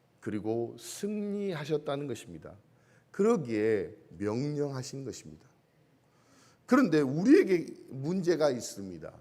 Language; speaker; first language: Korean; native; Korean